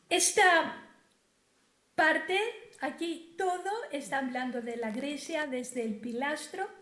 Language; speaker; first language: Spanish; non-native, fluent; Greek